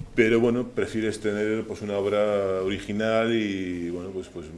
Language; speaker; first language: Spanish; native; Spanish